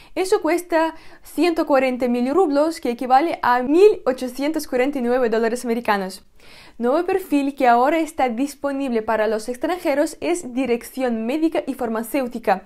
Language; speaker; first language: Spanish; non-native, fluent; Russian